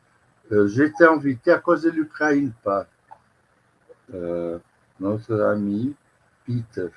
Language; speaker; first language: French; non-native, fluent; Portuguese